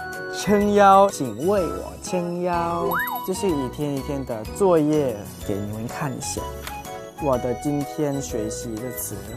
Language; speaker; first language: Chinese; non-native, learner; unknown